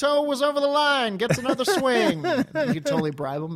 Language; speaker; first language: English; native; English